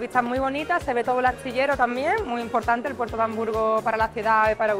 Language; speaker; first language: Spanish; native; Spanish